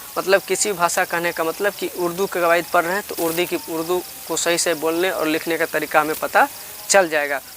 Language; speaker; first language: Hindi; native; Hindi